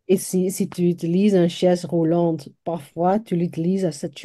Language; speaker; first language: French; non-native, local second language; Dutch